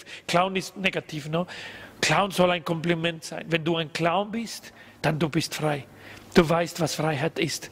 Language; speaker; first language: German; non-native, learner; Spanish